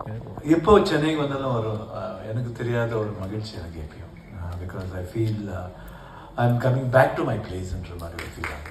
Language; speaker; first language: Tamil; non-native, local second language; Kannada